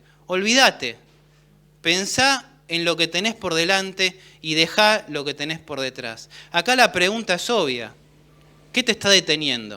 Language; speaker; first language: Spanish; native; Spanish